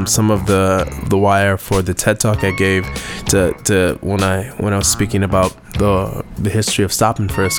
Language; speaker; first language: English; native; English